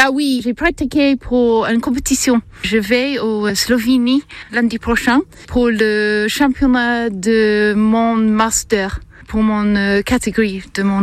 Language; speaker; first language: French; non-native, learner; English